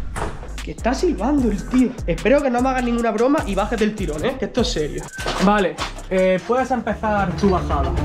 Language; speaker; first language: Spanish; native; Spanish